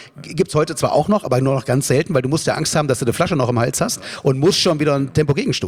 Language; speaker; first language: German; native; German